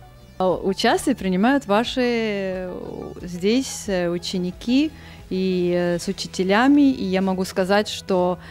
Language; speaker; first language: Russian; non-native, local second language; Estonian